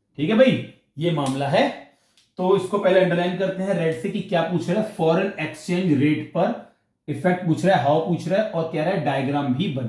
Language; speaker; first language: Hindi; native; Hindi